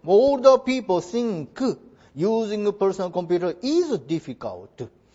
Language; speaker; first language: English; non-native, fluent; Japanese